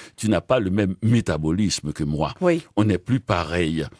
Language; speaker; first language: French; native; French